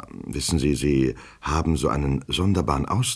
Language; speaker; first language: German; native; German